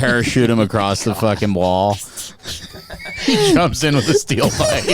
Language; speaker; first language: English; native; English